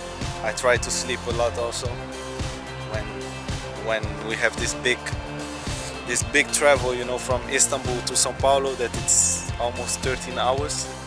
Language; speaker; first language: English; non-native, learner; Portuguese